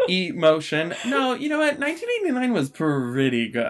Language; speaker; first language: English; native; English